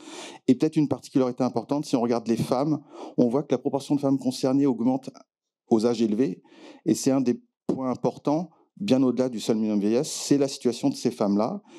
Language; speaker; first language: French; native; French